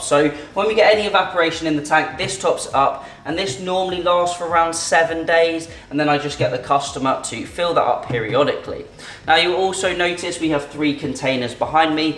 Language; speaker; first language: English; native; English